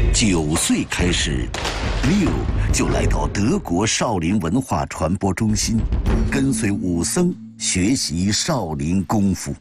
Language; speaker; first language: Chinese; native; Chinese